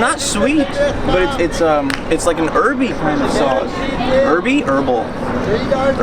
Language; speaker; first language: English; native; English